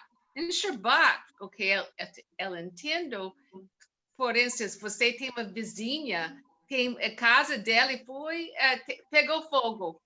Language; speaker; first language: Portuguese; non-native, learner; English